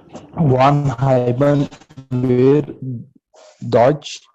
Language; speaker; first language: German; non-native, learner; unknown